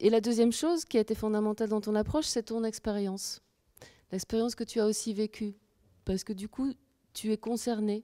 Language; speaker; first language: French; native; French